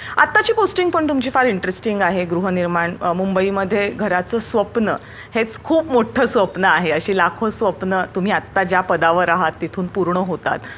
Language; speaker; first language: Marathi; native; Marathi